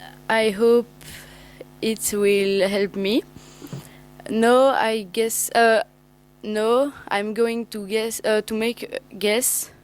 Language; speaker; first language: English; non-native, learner; French